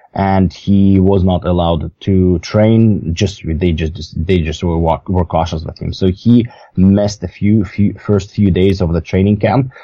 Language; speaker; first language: English; non-native, fluent; Russian